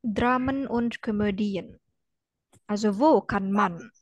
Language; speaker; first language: German; non-native, fluent; Indonesian